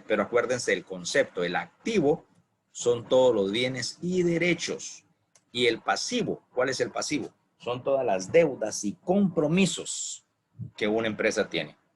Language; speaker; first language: Spanish; native; Spanish